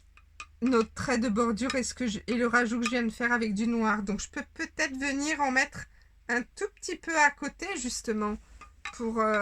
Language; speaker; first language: French; native; French